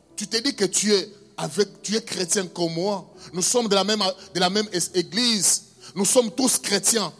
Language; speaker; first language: French; non-native, local second language; Luba-Lulua